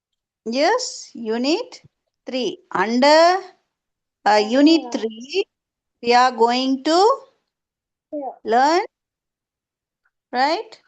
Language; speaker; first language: English; non-native, local second language; Tamil